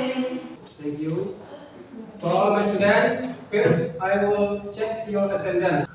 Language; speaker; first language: English; non-native, learner; Indonesian